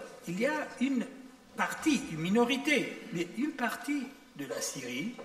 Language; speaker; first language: French; non-native, fluent; Italian